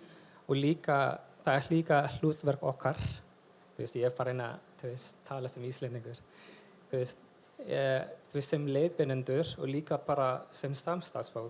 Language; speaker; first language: Icelandic; non-native, fluent; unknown